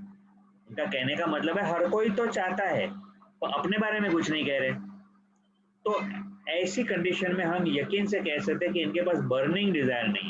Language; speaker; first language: Hindi; native; Hindi